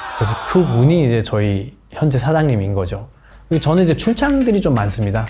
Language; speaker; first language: Korean; non-native, fluent; Nepali